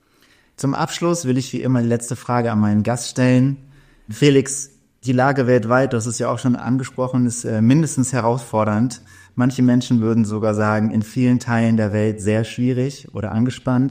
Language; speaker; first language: German; native; German